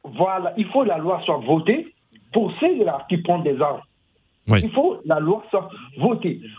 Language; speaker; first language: French; non-native, local second language; Sango